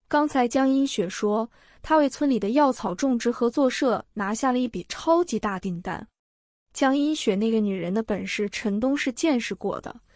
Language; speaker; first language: Chinese; native; Chinese